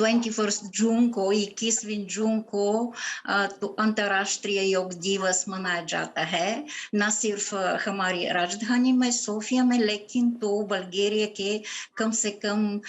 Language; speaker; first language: Hindi; non-native, fluent; Bulgarian